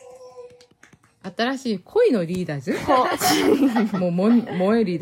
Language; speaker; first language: Japanese; non-native, fluent; Korean